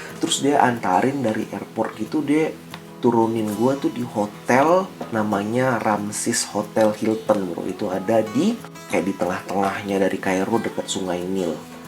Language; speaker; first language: Indonesian; native; Indonesian